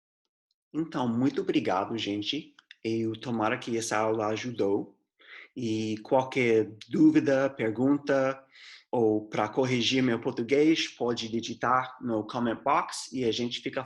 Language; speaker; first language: Portuguese; non-native, fluent; English